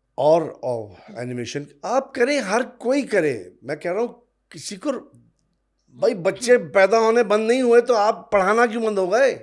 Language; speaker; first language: Urdu; non-native, local second language; Punjabi